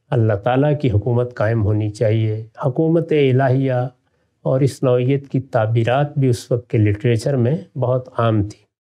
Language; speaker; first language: Urdu; non-native, local second language; Punjabi